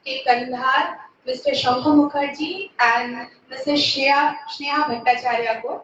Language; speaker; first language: Hindi; non-native, local second language; Bangla